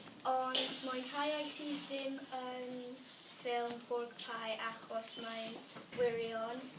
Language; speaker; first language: Welsh; non-native, learner; English